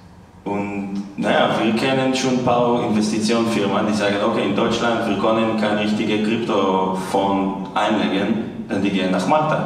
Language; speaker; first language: German; non-native, fluent; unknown